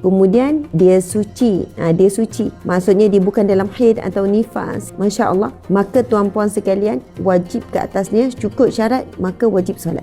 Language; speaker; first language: Malay; native; Malay